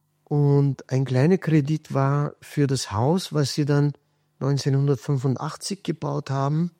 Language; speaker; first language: German; non-native, fluent; Kurdish